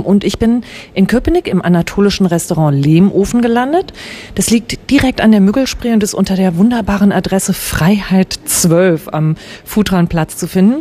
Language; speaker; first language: German; native; German